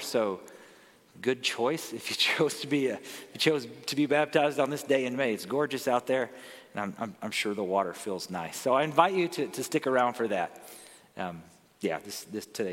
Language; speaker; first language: English; native; English